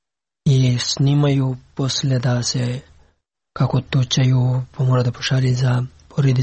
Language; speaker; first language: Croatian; non-native, learner; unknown